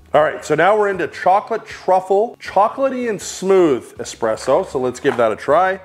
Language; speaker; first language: English; native; English